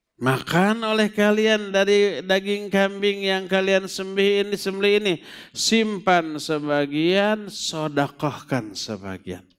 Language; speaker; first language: Indonesian; non-native, local second language; Sundanese